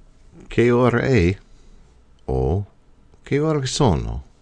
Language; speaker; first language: Italian; non-native, fluent; English